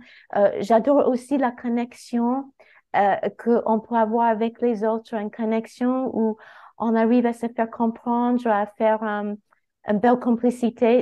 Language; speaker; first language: French; non-native, fluent; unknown